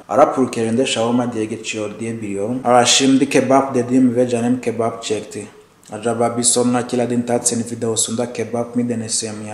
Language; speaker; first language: Turkish; non-native, fluent; Arabic